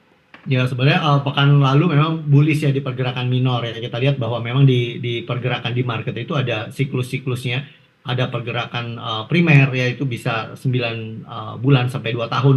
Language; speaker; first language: Indonesian; native; Indonesian